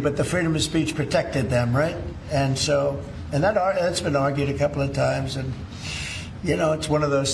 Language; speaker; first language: English; native; English